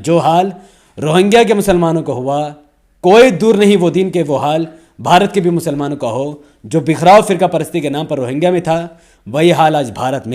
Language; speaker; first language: Hindi; native; Hindi